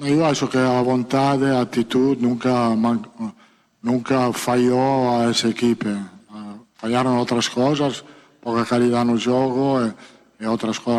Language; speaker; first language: Portuguese; non-native, fluent; Italian